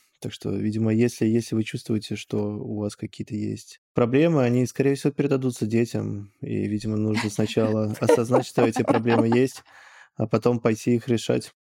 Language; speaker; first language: Russian; native; Russian